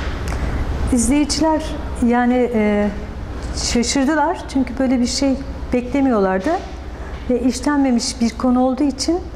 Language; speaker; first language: Turkish; native; Turkish